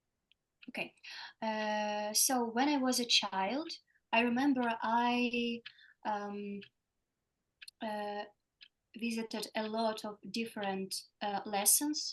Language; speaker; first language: English; non-native, learner; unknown